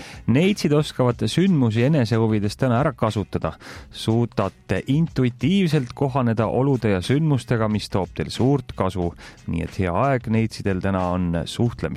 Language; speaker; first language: Estonian; native; Estonian